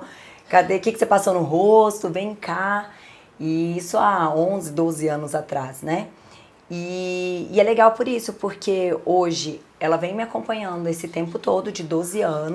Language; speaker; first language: Portuguese; native; Portuguese